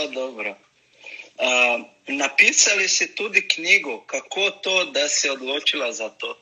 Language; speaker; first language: Slovenian; non-native, learner; Portuguese